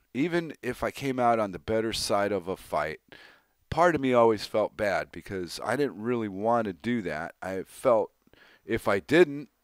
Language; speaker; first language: English; native; English